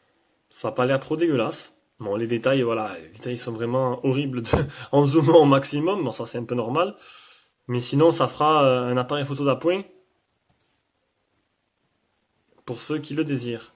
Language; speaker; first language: French; native; French